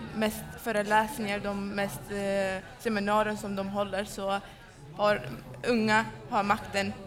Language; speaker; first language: Swedish; non-native, fluent; Kurdish